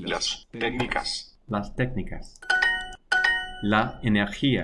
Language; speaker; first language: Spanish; non-native, learner; English